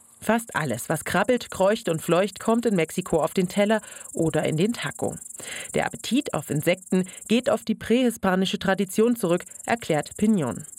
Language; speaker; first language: German; native; German